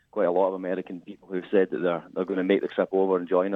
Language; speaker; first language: English; native; English